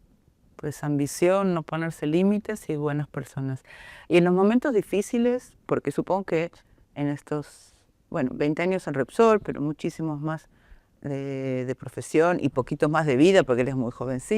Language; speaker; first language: Spanish; native; Spanish